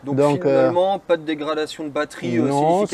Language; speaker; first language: French; native; French